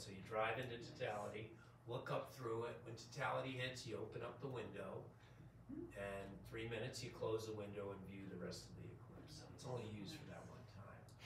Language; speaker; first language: English; native; English